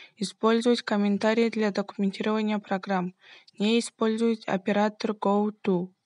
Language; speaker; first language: Russian; non-native, local second language; Kyrgyz